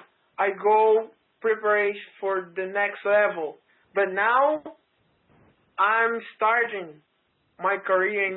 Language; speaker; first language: English; non-native, learner; Portuguese